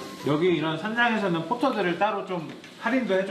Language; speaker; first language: Korean; native; Korean